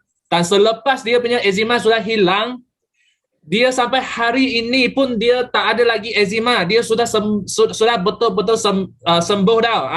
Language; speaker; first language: Malay; native; Malay